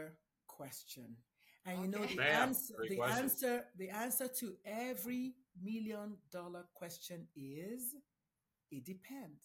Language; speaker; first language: English; non-native, local second language; Igbo